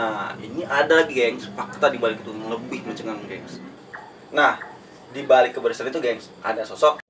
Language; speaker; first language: Indonesian; native; Indonesian